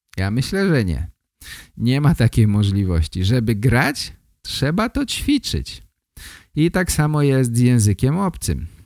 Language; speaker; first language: Polish; native; Polish